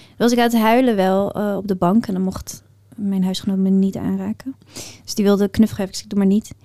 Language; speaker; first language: Dutch; early bilingual, other home language; Persian